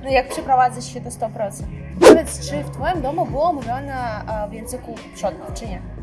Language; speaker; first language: Polish; non-native, fluent; Russian